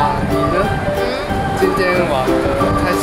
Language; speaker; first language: Chinese; non-native, fluent; Japanese